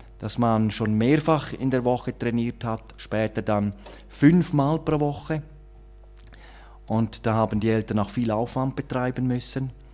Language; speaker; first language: German; native; German